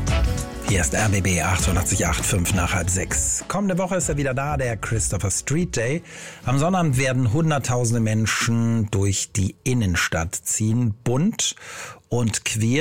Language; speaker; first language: German; native; German